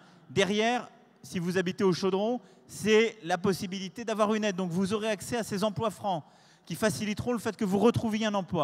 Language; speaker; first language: French; native; French